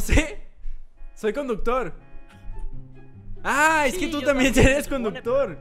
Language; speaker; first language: Spanish; native; Spanish